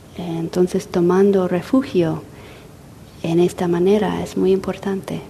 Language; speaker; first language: Spanish; non-native, fluent; English